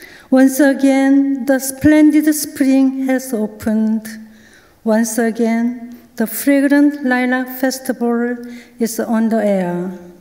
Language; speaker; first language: English; non-native, fluent; Korean